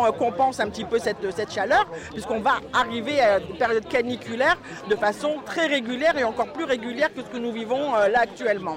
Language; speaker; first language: French; native; French